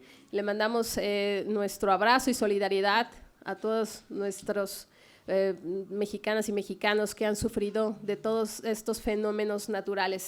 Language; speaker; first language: Spanish; native; Spanish